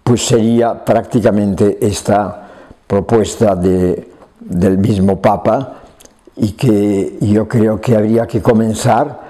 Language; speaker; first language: Spanish; native; Spanish